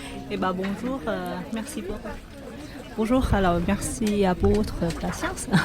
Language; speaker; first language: French; non-native, fluent; Vietnamese